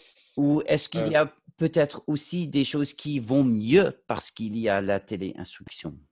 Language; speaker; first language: French; non-native, fluent; English